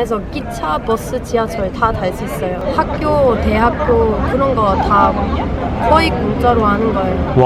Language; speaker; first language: Korean; non-native, learner; German